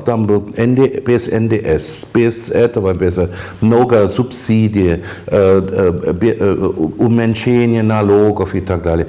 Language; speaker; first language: Russian; non-native, fluent; German